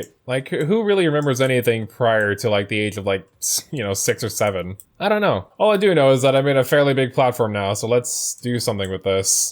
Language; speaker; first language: English; native; English